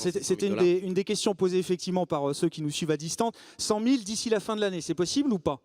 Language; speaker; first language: French; native; French